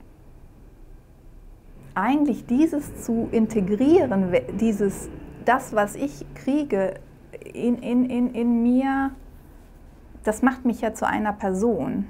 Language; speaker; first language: German; early bilingual, other home language; Croatian